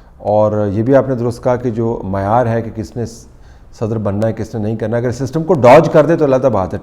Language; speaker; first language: Urdu; native; Urdu